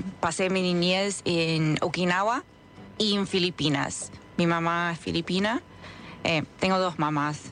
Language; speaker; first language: Spanish; non-native, fluent; English